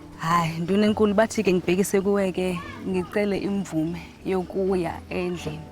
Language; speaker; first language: Zulu; non-native, local second language; Xhosa